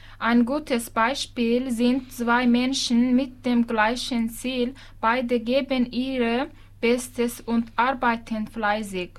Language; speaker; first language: German; non-native, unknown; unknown